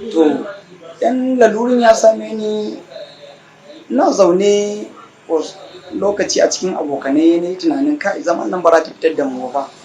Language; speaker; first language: Hausa; native; Hausa